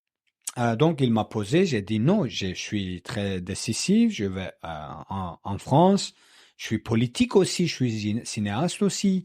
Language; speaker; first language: French; non-native, learner; Kurdish